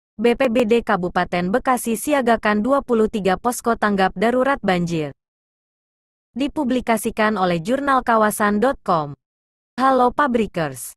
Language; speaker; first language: Indonesian; native; Indonesian